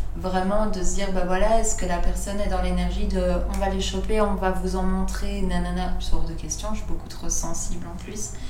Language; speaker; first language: French; native; French